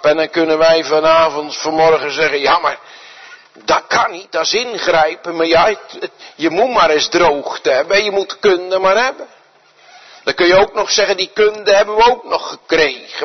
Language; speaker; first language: Dutch; native; Dutch